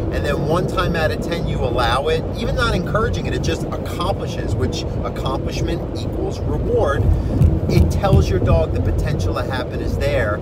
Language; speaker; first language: English; native; English